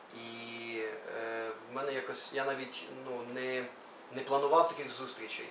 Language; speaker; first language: Ukrainian; native; Ukrainian